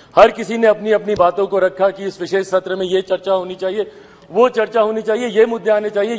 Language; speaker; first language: Hindi; native; Hindi